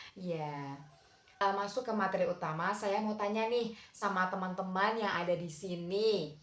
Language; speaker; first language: Indonesian; native; Indonesian